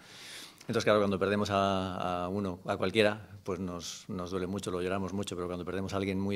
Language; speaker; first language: Spanish; native; Spanish